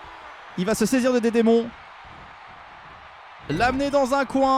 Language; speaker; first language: French; native; French